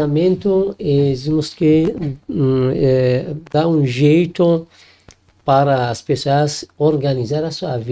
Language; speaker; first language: Portuguese; non-native, learner; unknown